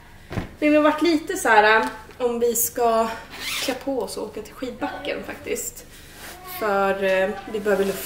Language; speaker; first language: Swedish; native; Swedish